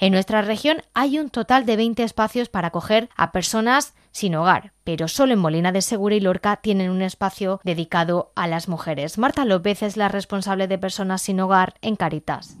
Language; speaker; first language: Spanish; native; Spanish